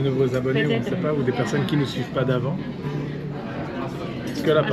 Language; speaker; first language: French; native; French